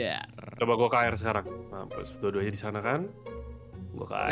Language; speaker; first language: Indonesian; native; Indonesian